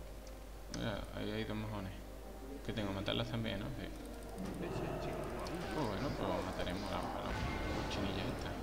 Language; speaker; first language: Spanish; native; Spanish